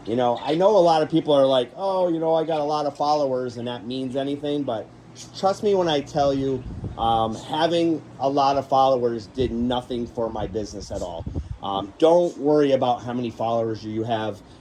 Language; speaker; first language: English; native; English